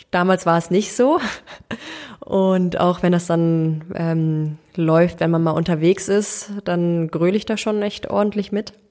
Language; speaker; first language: German; early bilingual, other home language; Turkish